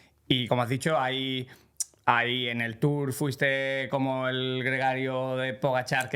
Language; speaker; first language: Spanish; native; Spanish